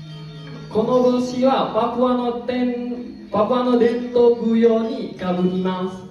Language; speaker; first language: Japanese; non-native, learner; Indonesian